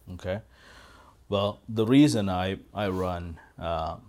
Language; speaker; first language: English; non-native, local second language; Malayalam